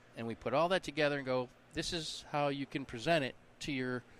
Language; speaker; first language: English; native; English